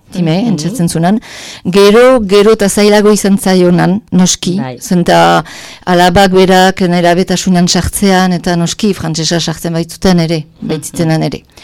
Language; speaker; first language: Basque; native; Basque